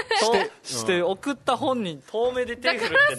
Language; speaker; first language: Japanese; native; Japanese